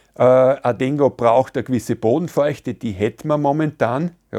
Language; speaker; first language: German; native; German